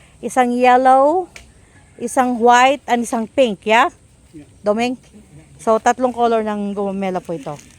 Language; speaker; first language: Filipino; non-native, local second language; Pangasinan